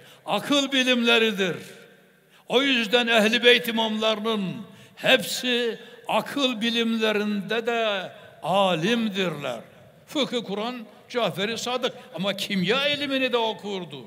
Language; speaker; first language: Turkish; native; Turkish